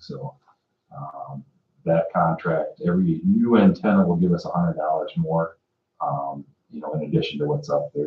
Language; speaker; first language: English; native; English